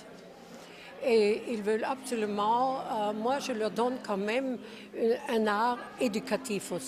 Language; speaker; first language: French; non-native, fluent; Czech